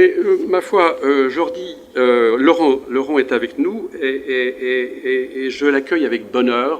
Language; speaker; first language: French; native; French